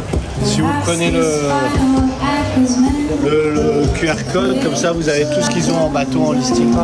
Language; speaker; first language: French; native; French